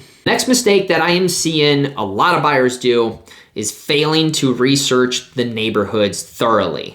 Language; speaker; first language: English; native; English